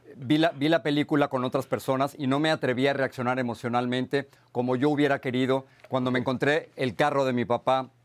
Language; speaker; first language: Spanish; native; Spanish